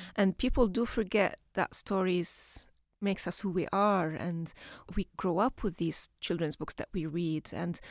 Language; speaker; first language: English; non-native, fluent; Arabic